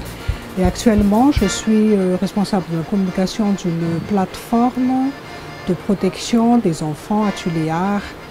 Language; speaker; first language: French; non-native, local second language; Malagasy